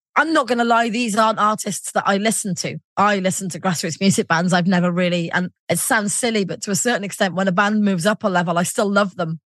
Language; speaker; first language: English; native; English